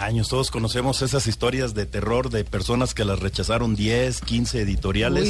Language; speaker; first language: Spanish; native; Spanish